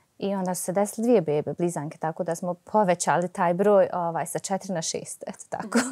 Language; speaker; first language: Croatian; native; Croatian